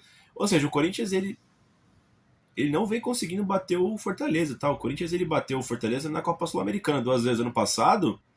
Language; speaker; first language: Portuguese; native; Portuguese